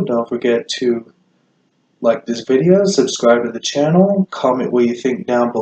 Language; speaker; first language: English; native; English